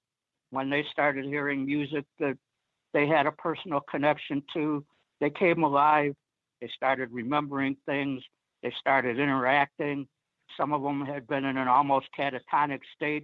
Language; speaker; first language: English; native; English